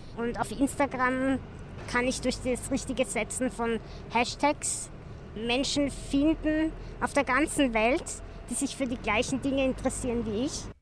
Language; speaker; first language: German; native; German